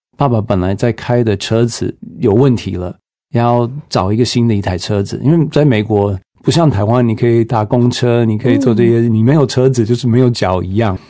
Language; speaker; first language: Chinese; non-native, fluent; English